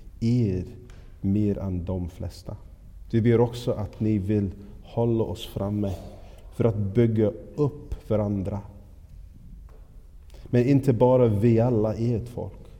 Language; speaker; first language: Swedish; non-native, fluent; English